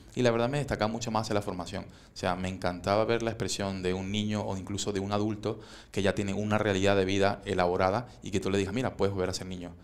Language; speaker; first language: Spanish; native; Spanish